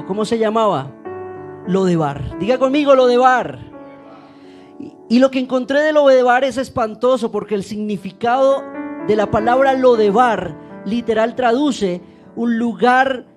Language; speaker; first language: Spanish; native; Spanish